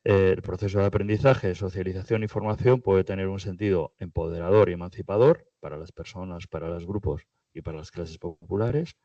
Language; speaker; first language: Spanish; native; Spanish